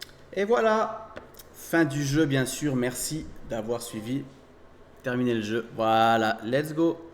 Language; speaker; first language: French; native; French